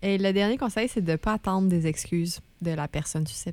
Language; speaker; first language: French; native; French